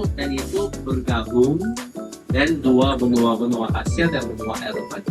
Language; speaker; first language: Indonesian; non-native, learner; Turkish